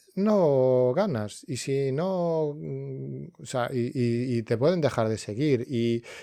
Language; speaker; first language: Spanish; non-native, local second language; Galician